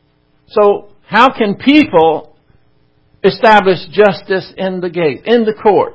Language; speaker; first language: English; native; English